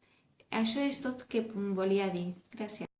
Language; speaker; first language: Catalan; non-native, learner; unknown